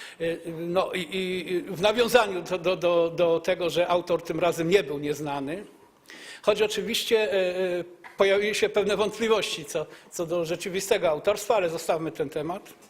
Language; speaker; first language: Polish; native; Polish